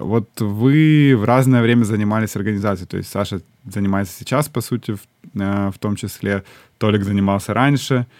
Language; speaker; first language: Russian; native; Russian